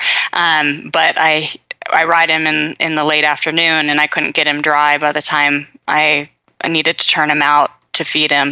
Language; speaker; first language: English; native; English